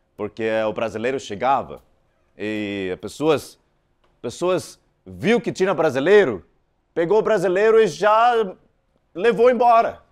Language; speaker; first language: Portuguese; non-native, fluent; Afrikaans